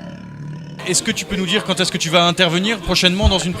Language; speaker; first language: French; native; French